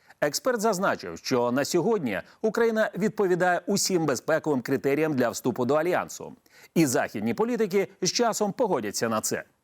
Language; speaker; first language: Ukrainian; native; Ukrainian